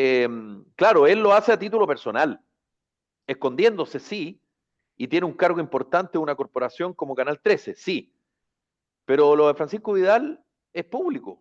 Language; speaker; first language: Spanish; native; Spanish